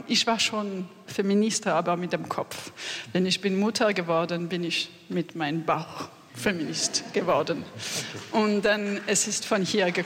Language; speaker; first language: German; non-native, learner; French